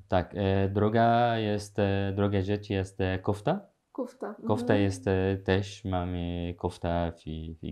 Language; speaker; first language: Polish; non-native, learner; Arabic